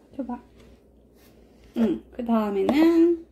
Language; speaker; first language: Korean; native; Korean